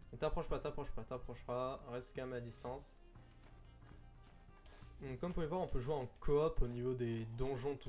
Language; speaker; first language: French; native; French